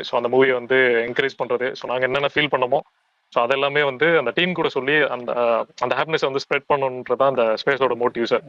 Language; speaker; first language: Tamil; native; Tamil